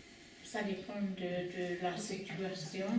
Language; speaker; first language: French; non-native, learner; English